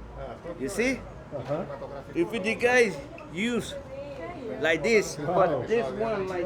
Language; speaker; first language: English; non-native, learner; Spanish